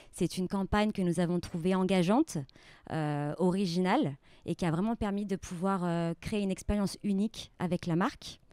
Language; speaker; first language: French; native; French